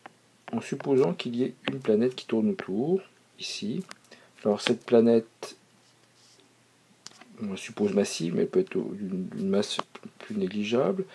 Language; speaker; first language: French; native; French